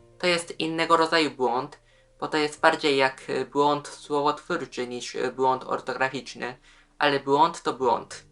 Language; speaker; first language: Polish; non-native, fluent; Japanese